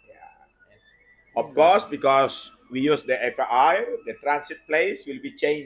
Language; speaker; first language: English; non-native, learner; Indonesian